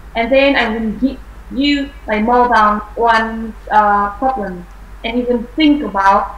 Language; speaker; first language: English; non-native, fluent; Vietnamese